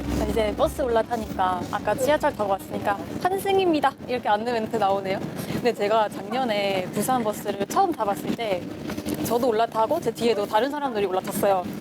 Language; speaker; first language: Korean; non-native, fluent; Swedish